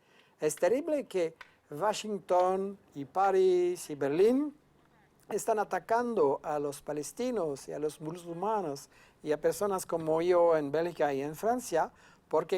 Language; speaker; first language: Spanish; non-native, fluent; French